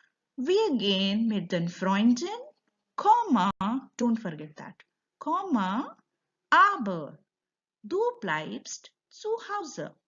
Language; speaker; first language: German; non-native, fluent; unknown